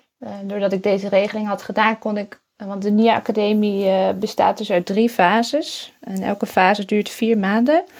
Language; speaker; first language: Dutch; native; Dutch